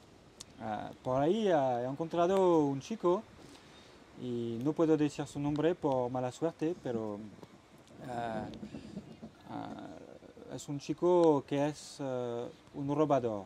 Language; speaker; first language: Spanish; non-native, learner; French